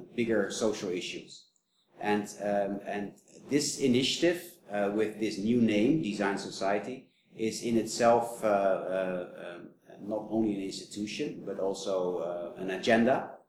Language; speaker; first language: English; non-native, fluent; Dutch